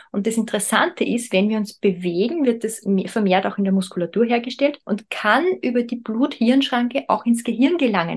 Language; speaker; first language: German; native; German